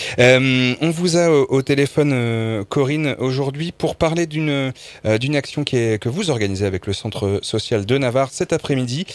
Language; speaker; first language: French; native; French